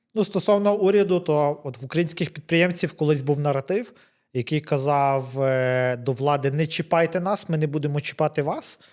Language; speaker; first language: Ukrainian; native; Ukrainian